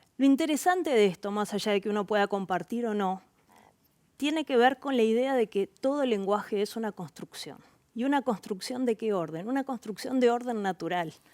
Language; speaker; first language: Spanish; native; Spanish